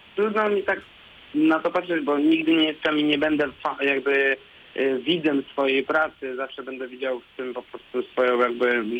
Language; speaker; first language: Polish; native; Polish